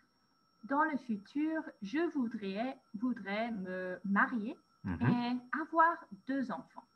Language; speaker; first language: French; non-native, fluent; English